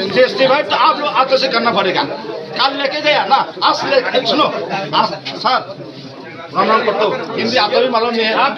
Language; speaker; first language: Hindi; non-native, local second language; Kok Borok